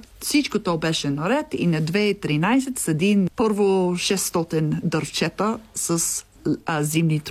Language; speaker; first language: Bulgarian; non-native, learner; English